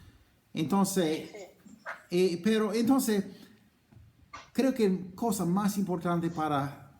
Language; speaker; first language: Spanish; non-native, fluent; English